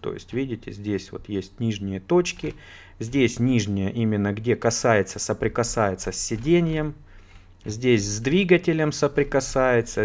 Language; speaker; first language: Russian; native; Russian